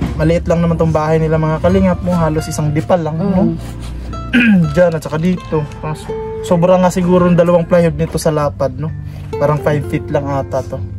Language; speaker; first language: Filipino; non-native, local second language; Cebuano